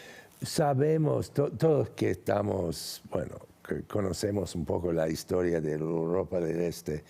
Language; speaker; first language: Spanish; non-native, fluent; English